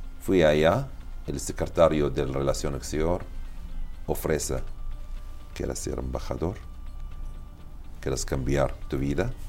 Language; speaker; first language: Spanish; non-native, learner; Arabic